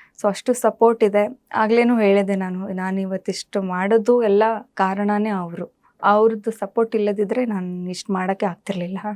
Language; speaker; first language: Kannada; native; Kannada